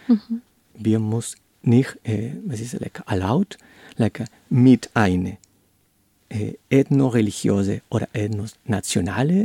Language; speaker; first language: German; non-native, learner; Spanish